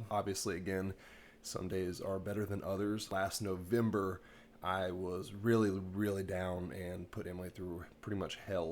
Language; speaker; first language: English; native; English